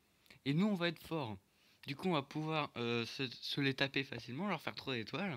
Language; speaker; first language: French; native; French